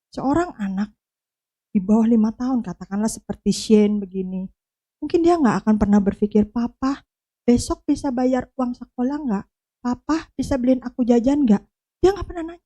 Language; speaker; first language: Indonesian; native; Indonesian